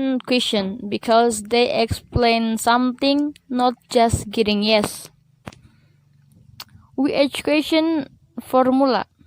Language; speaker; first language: English; non-native, learner; Indonesian